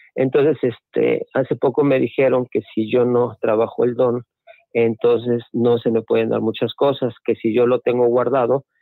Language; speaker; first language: Spanish; native; Spanish